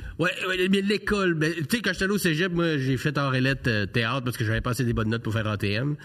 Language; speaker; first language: French; native; French